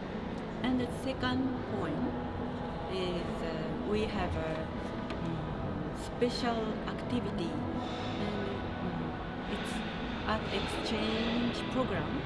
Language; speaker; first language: English; non-native, learner; Japanese